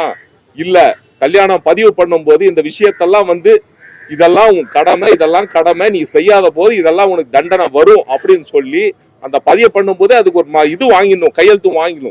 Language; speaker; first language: Tamil; native; Tamil